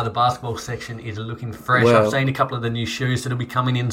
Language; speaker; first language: English; native; English